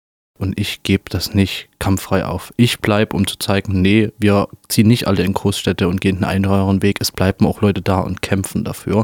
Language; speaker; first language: German; native; German